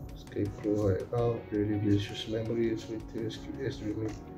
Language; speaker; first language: English; non-native, local second language; Malay